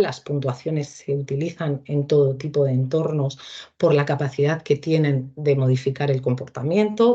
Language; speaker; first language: Spanish; native; Spanish